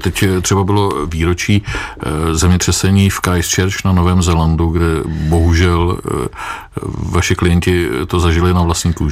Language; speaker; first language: Czech; native; Czech